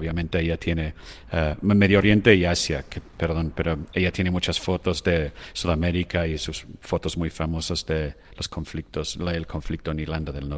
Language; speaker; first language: Spanish; non-native, fluent; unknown